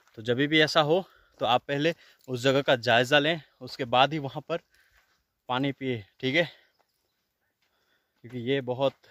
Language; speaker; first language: Hindi; non-native, local second language; Kachhi